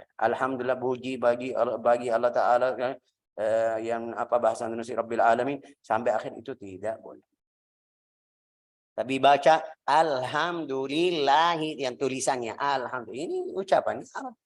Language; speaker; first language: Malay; non-native, fluent; Arabic